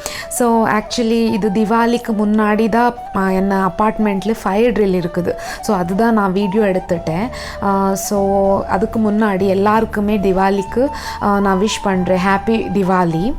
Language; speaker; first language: Tamil; non-native, learner; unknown